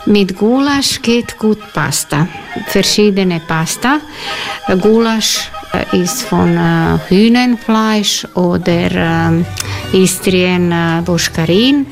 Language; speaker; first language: German; non-native, learner; Croatian